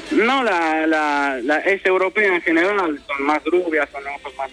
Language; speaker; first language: Spanish; non-native, fluent; Romanian